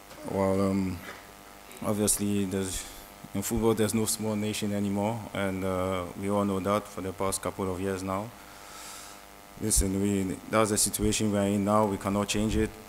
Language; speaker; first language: English; early bilingual, other home language; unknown